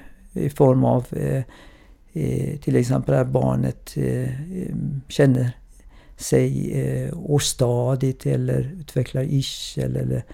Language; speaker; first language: Swedish; non-native, fluent; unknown